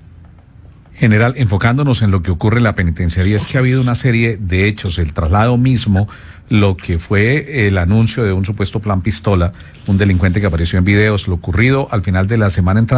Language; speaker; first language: Spanish; native; Spanish